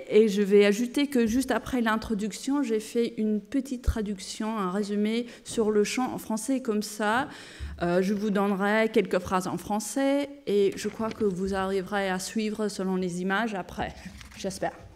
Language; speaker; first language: French; non-native, fluent; English